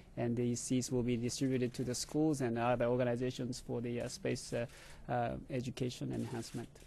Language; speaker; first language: English; non-native, fluent; Japanese